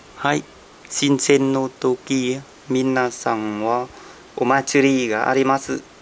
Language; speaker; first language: Japanese; non-native, learner; Vietnamese